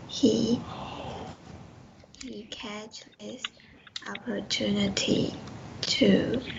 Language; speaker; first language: English; non-native, learner; Chinese